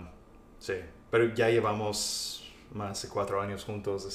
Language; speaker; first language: Spanish; non-native, fluent; English